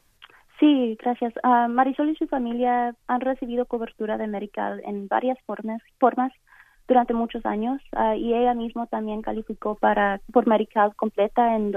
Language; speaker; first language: Spanish; early bilingual, heritage; Spanish